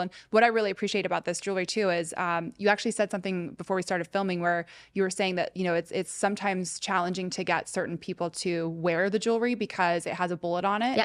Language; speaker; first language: English; native; English